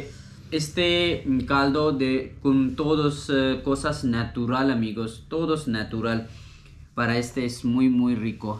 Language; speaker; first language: Spanish; non-native, learner; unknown